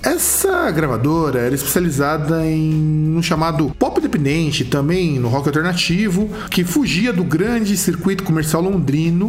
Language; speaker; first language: Portuguese; native; Portuguese